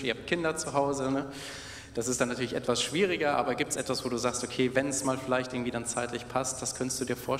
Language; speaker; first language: German; native; German